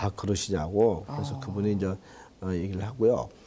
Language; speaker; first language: Korean; native; Korean